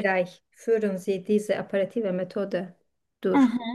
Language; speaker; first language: German; non-native, fluent; Turkish